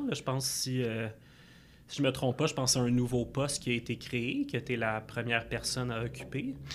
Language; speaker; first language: French; native; French